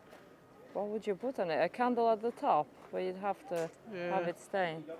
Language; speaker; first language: English; non-native, fluent; French